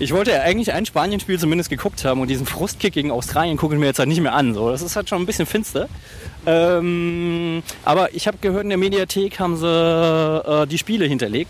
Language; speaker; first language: German; native; German